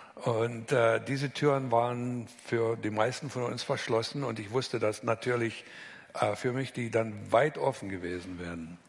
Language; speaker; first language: German; native; German